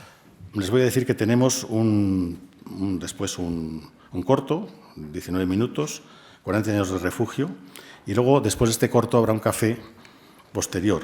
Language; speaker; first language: Spanish; native; Spanish